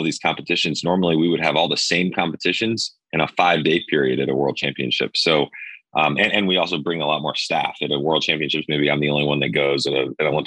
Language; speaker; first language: English; native; English